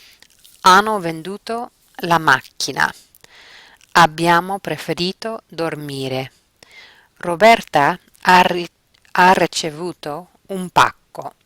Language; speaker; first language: Italian; non-native, fluent; English